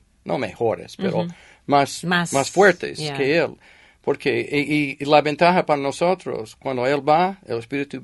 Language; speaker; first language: Spanish; non-native, fluent; English